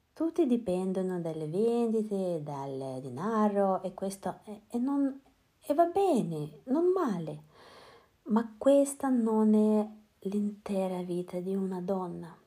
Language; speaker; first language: Italian; non-native, learner; Russian